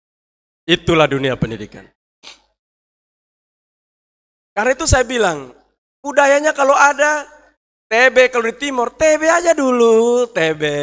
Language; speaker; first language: Indonesian; native; Indonesian